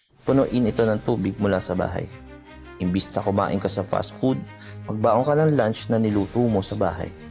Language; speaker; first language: Filipino; native; Filipino